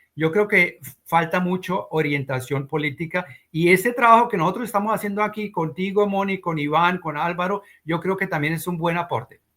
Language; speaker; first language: Spanish; native; Spanish